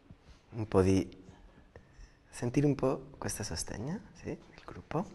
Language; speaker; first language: Italian; non-native, learner; Spanish